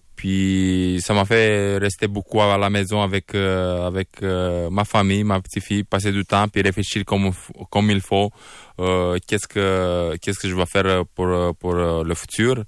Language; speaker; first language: French; non-native, fluent; Romanian